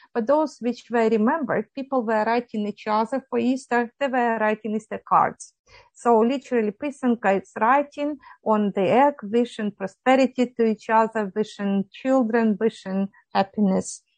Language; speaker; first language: English; non-native, fluent; Ukrainian